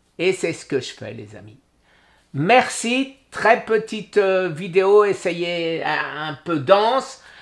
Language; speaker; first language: French; native; French